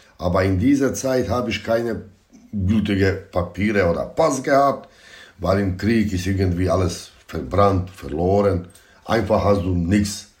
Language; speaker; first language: German; non-native, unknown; Bosnian